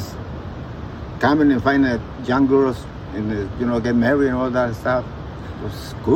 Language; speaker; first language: English; non-native, learner; Spanish